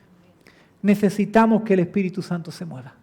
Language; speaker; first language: Spanish; native; Spanish